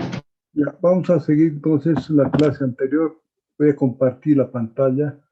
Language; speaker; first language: Spanish; native; Spanish